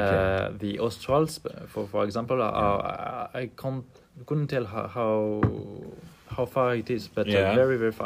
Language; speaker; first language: English; non-native, fluent; French